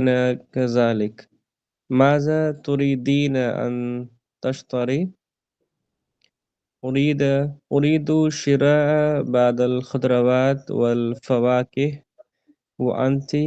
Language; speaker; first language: Arabic; non-native, learner; Urdu